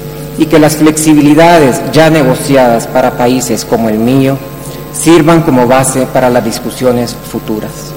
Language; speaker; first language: Spanish; native; Spanish